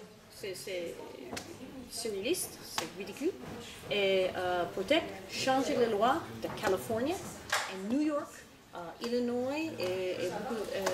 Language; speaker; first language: French; non-native, learner; English